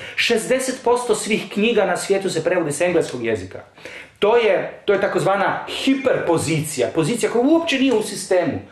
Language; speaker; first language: Croatian; native; Croatian